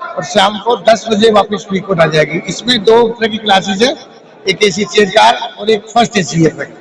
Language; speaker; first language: Hindi; non-native, local second language; Punjabi